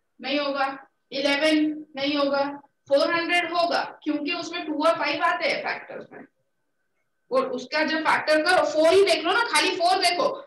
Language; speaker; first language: Hindi; native; Hindi